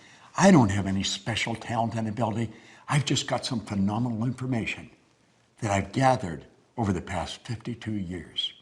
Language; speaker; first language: English; native; English